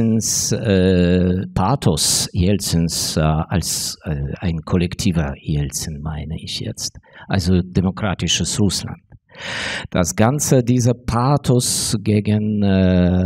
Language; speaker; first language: German; non-native, fluent; Ukrainian